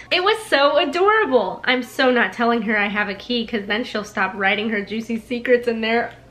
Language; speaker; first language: English; native; English